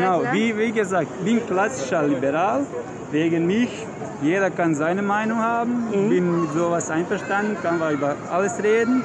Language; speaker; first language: German; non-native, learner; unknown